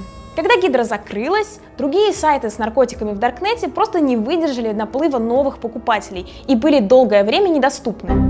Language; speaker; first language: Russian; native; Russian